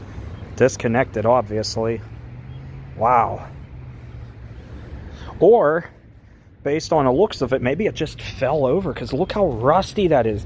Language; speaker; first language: English; native; English